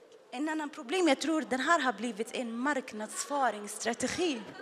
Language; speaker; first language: Swedish; non-native, fluent; Arabic